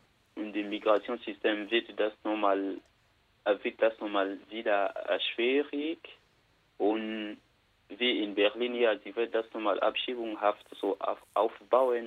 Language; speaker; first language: German; non-native, learner; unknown